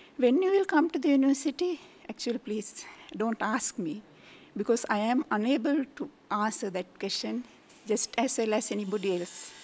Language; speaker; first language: English; non-native, local second language; Sinhala